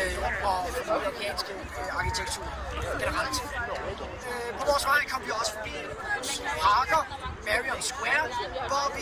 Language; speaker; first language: Danish; native; Danish